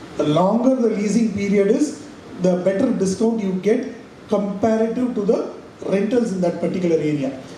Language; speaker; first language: English; non-native, local second language; Tamil